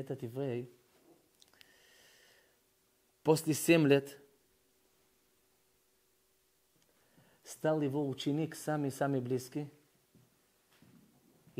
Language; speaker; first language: Russian; early bilingual, heritage; Russian